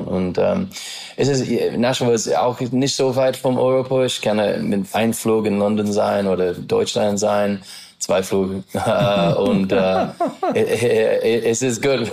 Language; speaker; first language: German; non-native, learner; English